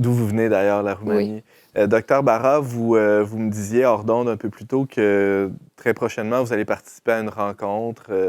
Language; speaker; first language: French; native; French